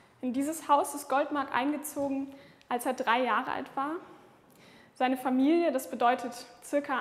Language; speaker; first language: German; native; German